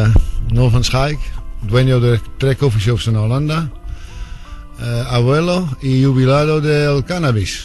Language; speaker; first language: Spanish; non-native, learner; Dutch